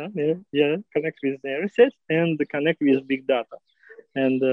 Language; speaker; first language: English; non-native, learner; Russian